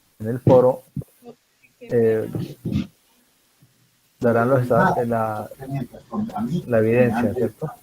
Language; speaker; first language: Spanish; native; Spanish